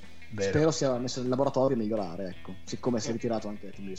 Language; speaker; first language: Italian; native; Italian